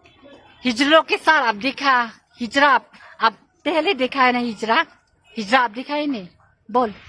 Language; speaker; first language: Hindi; non-native, local second language; Khasi